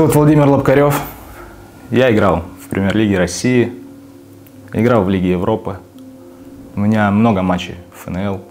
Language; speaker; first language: Russian; native; Russian